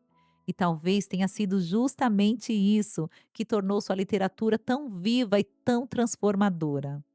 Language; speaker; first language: Portuguese; native; Portuguese